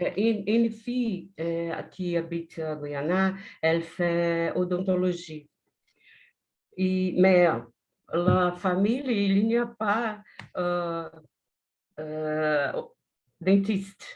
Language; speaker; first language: French; non-native, learner; Portuguese